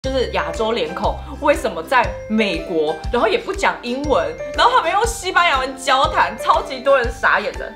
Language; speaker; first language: Chinese; native; Chinese